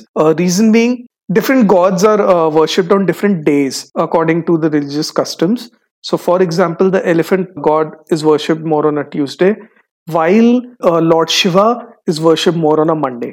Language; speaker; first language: English; non-native, local second language; Hindi